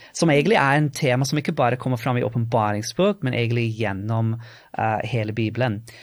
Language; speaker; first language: Norwegian; non-native, fluent; English